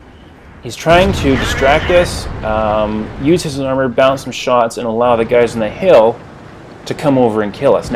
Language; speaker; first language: English; native; English